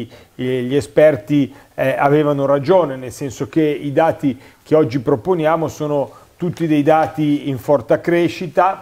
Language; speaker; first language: Italian; native; Italian